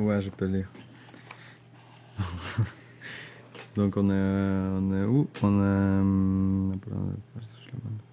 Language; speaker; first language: French; non-native, learner; Indonesian